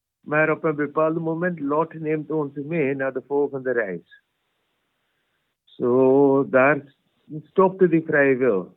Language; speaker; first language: Dutch; non-native, fluent; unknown